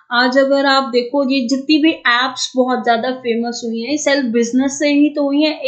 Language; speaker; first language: Hindi; native; Hindi